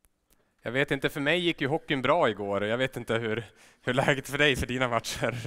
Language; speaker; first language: Swedish; native; Swedish